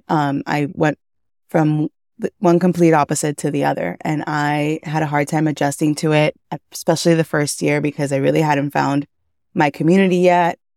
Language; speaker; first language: English; early bilingual, other home language; Spanish